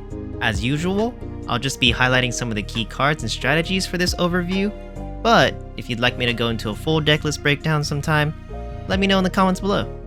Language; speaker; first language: English; native; English